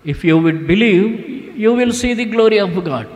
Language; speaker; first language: English; non-native, local second language; Telugu